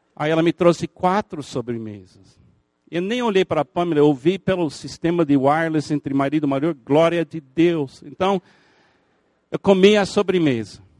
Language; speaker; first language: Portuguese; non-native, fluent; English